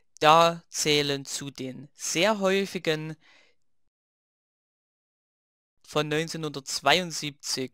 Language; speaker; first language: German; native; German